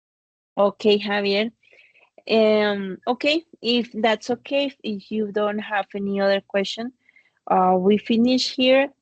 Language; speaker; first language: English; non-native, fluent; Spanish